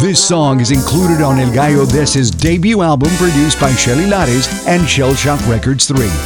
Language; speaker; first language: English; early bilingual, other home language; Spanish